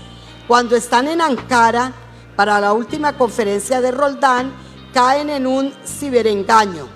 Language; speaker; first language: Spanish; native; Spanish